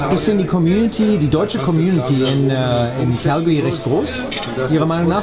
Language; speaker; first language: German; native; German